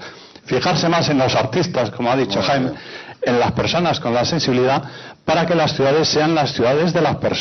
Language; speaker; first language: Spanish; native; Spanish